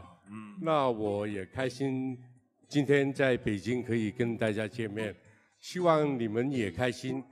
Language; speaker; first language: Chinese; non-native, local second language; Cantonese